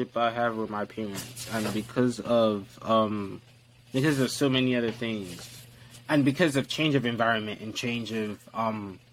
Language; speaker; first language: English; non-native, local second language; Yoruba